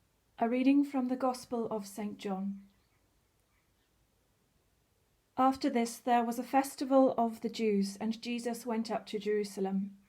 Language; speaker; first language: English; native; English